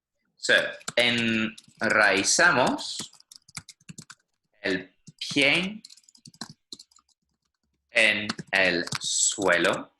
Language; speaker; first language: Spanish; non-native, fluent; English